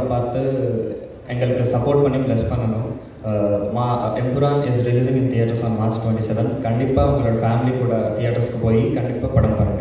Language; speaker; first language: Tamil; non-native, learner; Malayalam